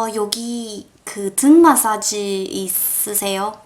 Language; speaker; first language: Korean; non-native, learner; English